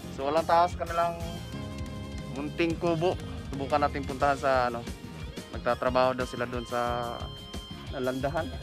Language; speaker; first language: Filipino; non-native, local second language; Cebuano